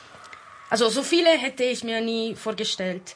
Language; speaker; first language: German; non-native, fluent; Italian